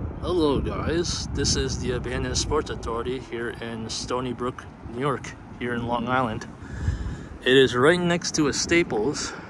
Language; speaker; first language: English; native; English